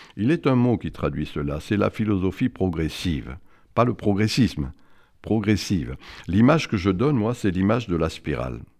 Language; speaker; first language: French; native; French